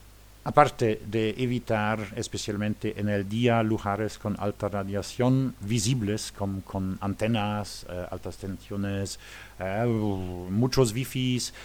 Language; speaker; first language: Spanish; non-native, fluent; Luxembourgish